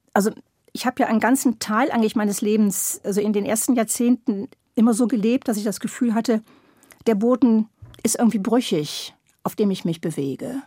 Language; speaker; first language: German; native; German